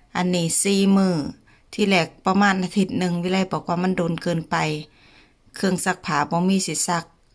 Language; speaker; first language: Thai; native; Thai